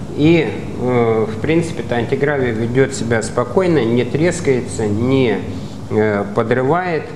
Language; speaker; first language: Russian; native; Russian